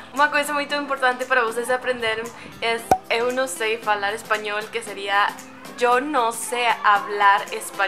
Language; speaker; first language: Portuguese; non-native, learner; Spanish